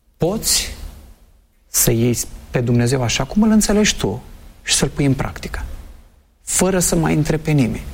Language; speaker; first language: Romanian; native; Romanian